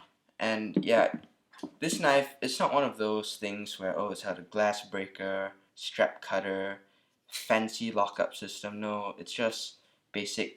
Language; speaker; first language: English; native; English